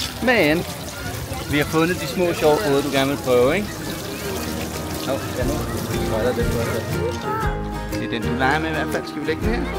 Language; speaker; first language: Danish; native; Danish